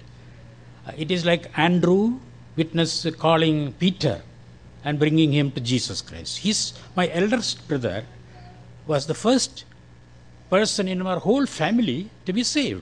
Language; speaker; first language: English; non-native, local second language; Malayalam